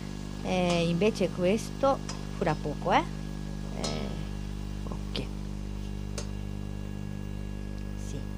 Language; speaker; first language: Italian; non-native, learner; Japanese